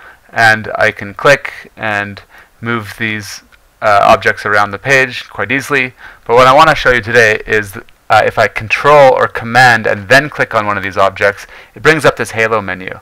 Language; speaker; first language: English; native; English